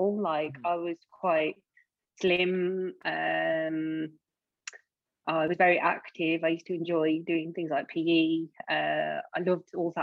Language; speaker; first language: English; native; English